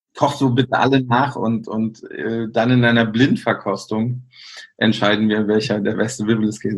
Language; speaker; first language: German; native; German